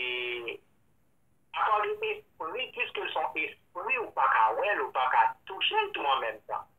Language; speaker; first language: French; non-native, local second language; Haitian Creole